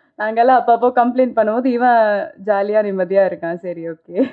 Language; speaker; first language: Tamil; non-native, local second language; Malayalam